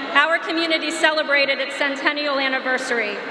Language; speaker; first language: English; native; English